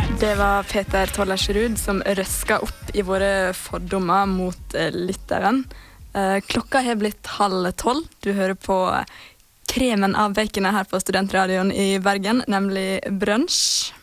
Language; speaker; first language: Norwegian; native; Norwegian